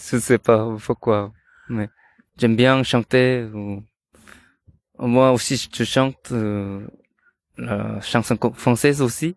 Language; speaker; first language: French; non-native, learner; Korean